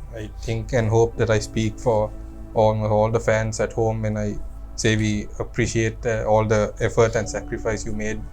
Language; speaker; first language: English; non-native, local second language; Sinhala